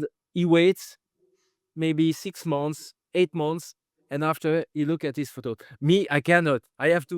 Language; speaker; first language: English; non-native, fluent; French